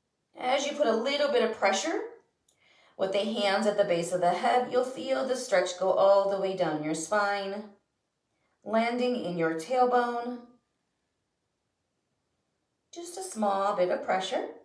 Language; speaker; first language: English; native; English